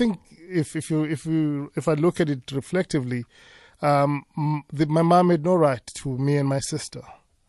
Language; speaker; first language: English; non-native, local second language; Zulu